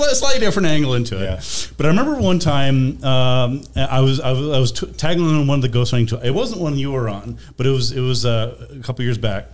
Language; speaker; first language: English; native; English